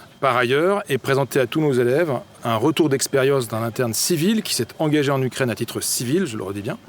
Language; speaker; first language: French; native; French